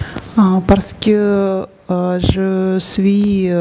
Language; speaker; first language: French; non-native, learner; Russian